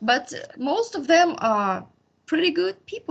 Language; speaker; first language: English; non-native, fluent; Russian